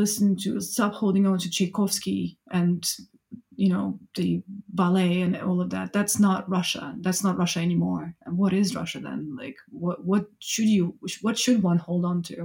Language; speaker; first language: English; non-native, fluent; Russian